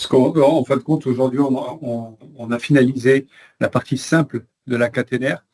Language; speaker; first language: French; native; French